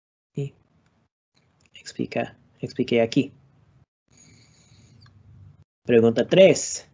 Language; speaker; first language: Spanish; non-native, learner; English